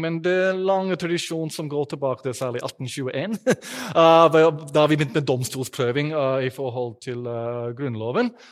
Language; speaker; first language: Norwegian; non-native, fluent; English